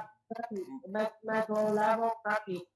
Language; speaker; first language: English; non-native, learner; Chinese